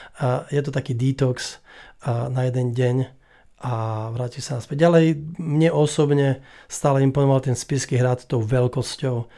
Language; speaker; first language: Slovak; native; Slovak